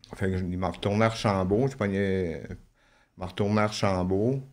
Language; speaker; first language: French; native; French